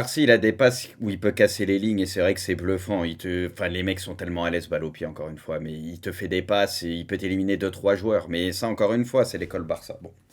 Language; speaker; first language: French; native; French